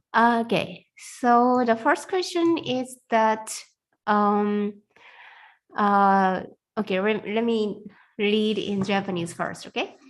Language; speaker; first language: English; non-native, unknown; Japanese